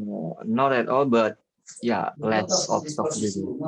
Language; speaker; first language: English; non-native, learner; Indonesian